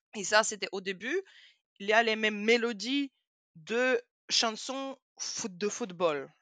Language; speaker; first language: French; non-native, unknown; Russian